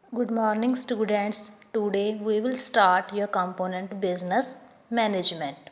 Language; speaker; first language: English; non-native, local second language; Punjabi